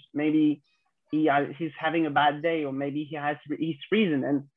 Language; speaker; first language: English; non-native, fluent; French